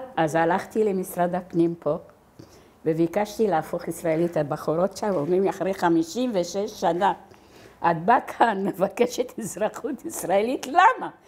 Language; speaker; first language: Hebrew; non-native, fluent; Arabic